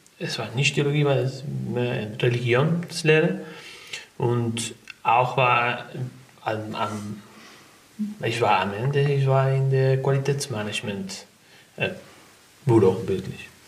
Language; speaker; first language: German; non-native, learner; Spanish